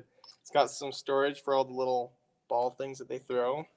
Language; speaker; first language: English; native; English